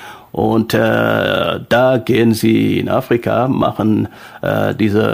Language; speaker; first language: German; non-native, fluent; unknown